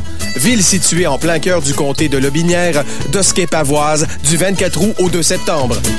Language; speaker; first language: French; native; French